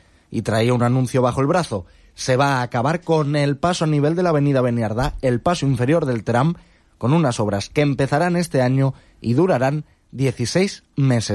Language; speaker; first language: Spanish; native; Spanish